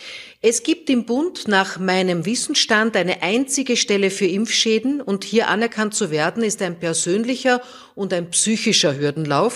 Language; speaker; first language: German; native; German